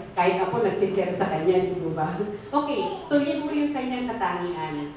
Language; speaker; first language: Filipino; native; Filipino